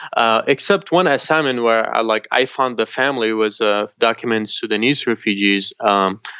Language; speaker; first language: English; non-native, fluent; Arabic